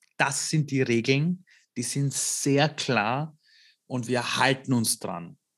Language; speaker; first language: German; early bilingual, other home language; Persian